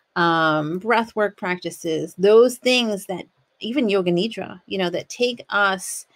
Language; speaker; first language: English; native; English